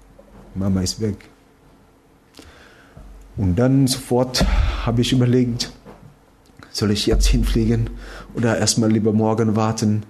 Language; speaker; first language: German; non-native, fluent; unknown